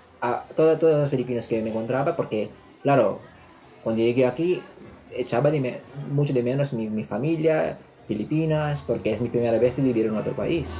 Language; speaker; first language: Spanish; non-native, fluent; Filipino